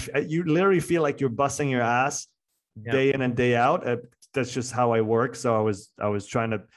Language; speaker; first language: English; non-native, fluent; French